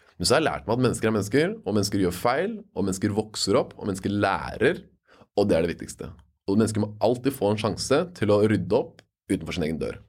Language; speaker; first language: Norwegian; native; Norwegian